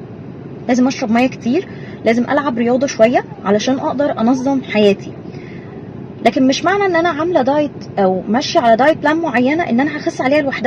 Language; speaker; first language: Arabic; native; Arabic